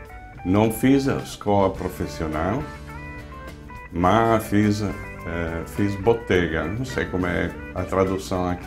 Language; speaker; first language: Portuguese; non-native, fluent; Italian